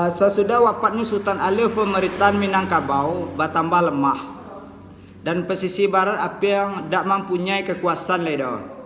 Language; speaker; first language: Malay; non-native, local second language; Minangkabau